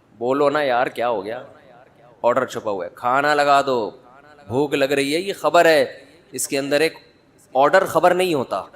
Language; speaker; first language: Urdu; native; Urdu